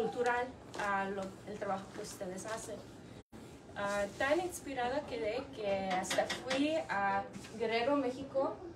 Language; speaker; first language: Spanish; early bilingual, heritage; English